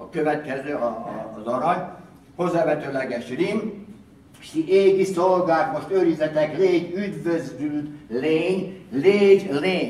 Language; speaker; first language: Hungarian; early bilingual, heritage; Hungarian